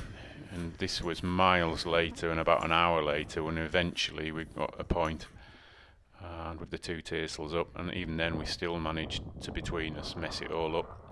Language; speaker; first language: English; native; English